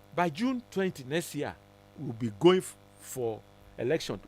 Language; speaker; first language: English; non-native, local second language; Yoruba